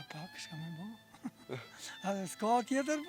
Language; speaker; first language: Albanian; non-native, local second language; Croatian